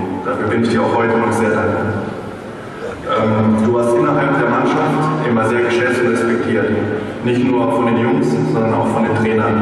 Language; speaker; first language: German; native; German